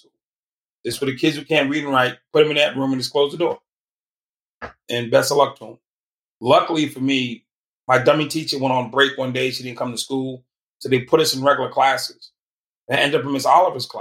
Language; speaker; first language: English; native; English